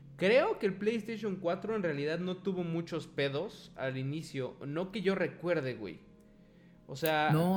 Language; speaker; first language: Spanish; native; Spanish